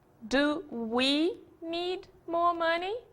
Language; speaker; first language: English; non-native, fluent; Portuguese